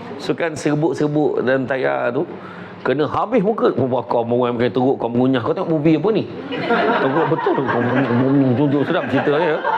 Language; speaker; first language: Malay; native; Malay